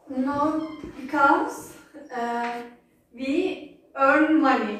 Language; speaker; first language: English; non-native, learner; Turkish